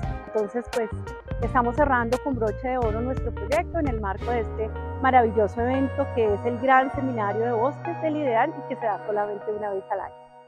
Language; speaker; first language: Spanish; native; Spanish